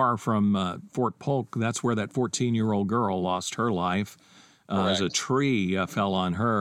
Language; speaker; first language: English; native; English